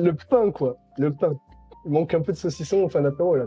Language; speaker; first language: French; native; French